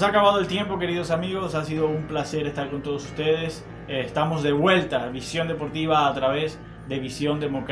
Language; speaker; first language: Spanish; native; Spanish